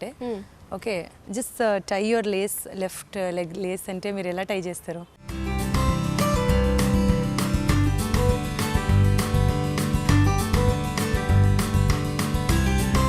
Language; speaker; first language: Telugu; native; Telugu